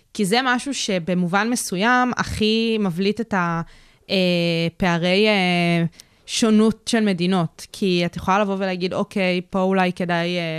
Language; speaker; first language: Hebrew; native; Hebrew